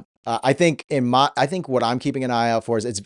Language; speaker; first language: English; native; English